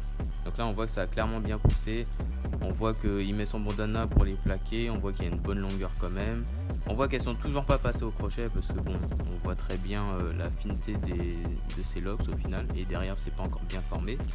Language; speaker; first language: French; native; French